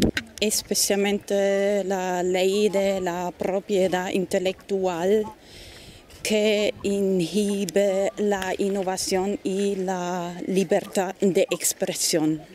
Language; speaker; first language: Spanish; non-native, fluent; German